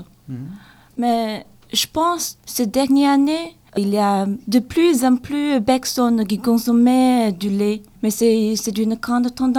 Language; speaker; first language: French; non-native, learner; Chinese